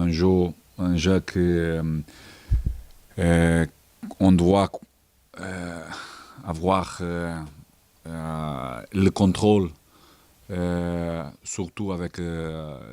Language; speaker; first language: French; non-native, learner; Portuguese